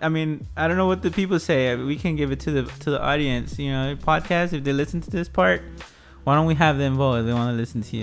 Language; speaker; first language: English; early bilingual, other home language; Spanish